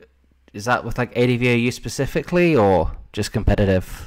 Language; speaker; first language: English; native; English